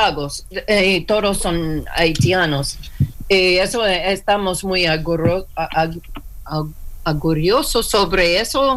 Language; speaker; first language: Spanish; non-native, learner; English